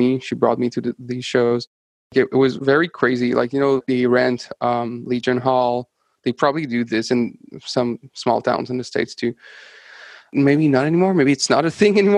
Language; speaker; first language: English; non-native, fluent; French